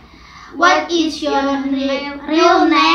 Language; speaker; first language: English; non-native, learner; Indonesian